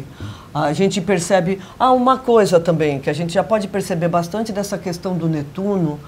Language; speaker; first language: Portuguese; native; Portuguese